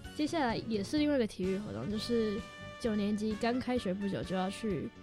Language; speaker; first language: Chinese; non-native, local second language; English